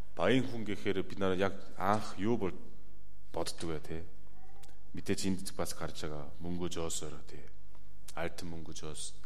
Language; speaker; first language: Mongolian; non-native, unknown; Korean